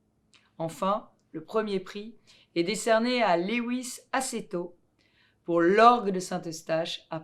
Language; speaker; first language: French; native; French